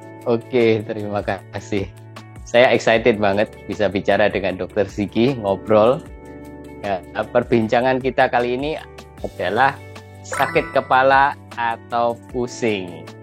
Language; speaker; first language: Indonesian; native; Indonesian